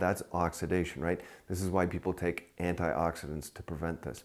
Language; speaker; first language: English; native; English